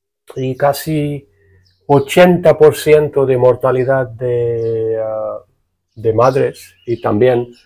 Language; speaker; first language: Spanish; non-native, fluent; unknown